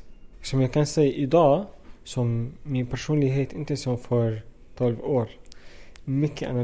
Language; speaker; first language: Swedish; non-native, fluent; Arabic